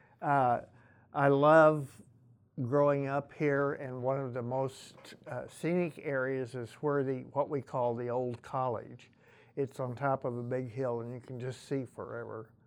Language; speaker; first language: English; native; English